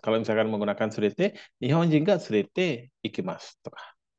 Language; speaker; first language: Japanese; non-native, fluent; Indonesian